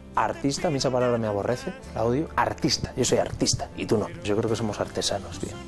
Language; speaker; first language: Spanish; native; Spanish